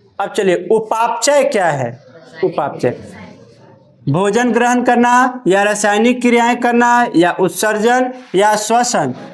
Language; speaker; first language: Hindi; native; Hindi